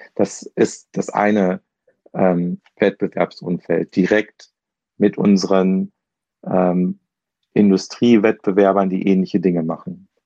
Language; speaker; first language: German; native; German